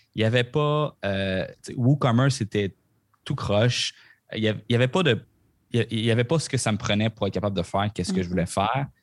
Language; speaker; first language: French; native; French